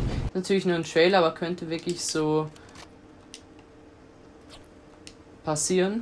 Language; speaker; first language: German; native; German